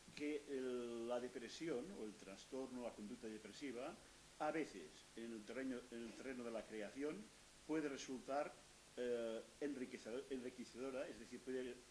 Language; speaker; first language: Spanish; non-native, local second language; Catalan